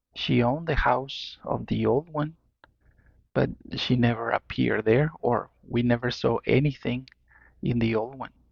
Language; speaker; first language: English; non-native, fluent; Spanish